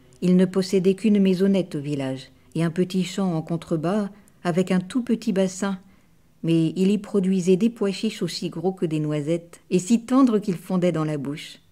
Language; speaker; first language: French; native; French